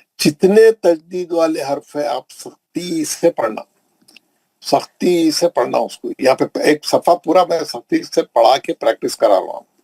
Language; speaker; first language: Urdu; native; Urdu